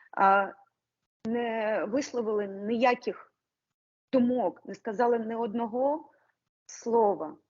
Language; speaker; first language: Ukrainian; non-native, local second language; Russian